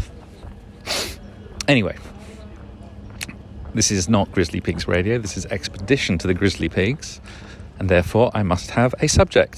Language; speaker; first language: English; native; English